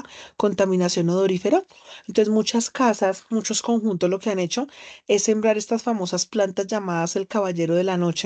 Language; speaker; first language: Spanish; native; Spanish